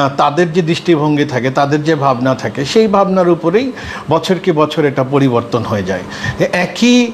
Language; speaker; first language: Bangla; native; Bangla